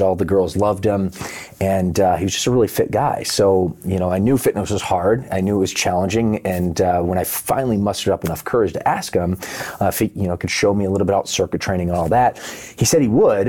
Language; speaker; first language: English; native; English